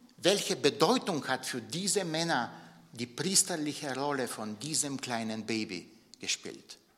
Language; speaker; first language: German; non-native, fluent; Bulgarian